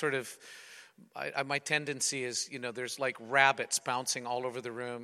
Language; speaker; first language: English; native; English